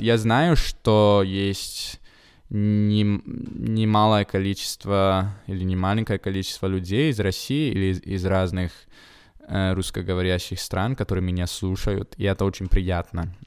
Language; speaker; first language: Russian; non-native, fluent; Italian